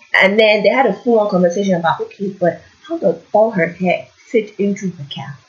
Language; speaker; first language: English; non-native, local second language; Yoruba